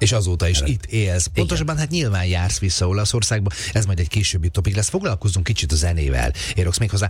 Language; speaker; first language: Hungarian; native; Hungarian